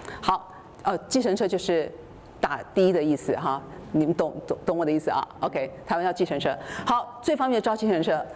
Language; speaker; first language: Chinese; native; Chinese